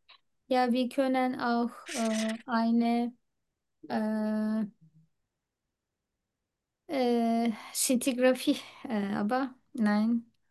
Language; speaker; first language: German; non-native, learner; Turkish